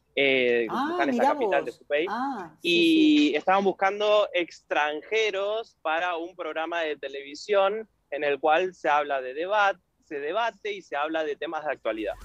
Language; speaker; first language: Spanish; native; Spanish